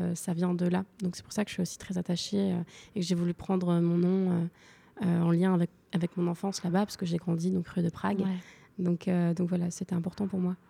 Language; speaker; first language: French; native; French